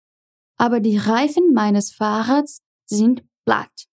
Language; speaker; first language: German; non-native, fluent; Portuguese